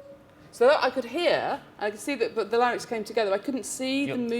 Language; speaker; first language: English; native; English